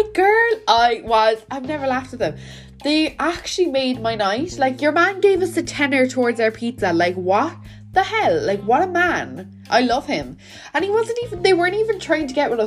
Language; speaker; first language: English; native; English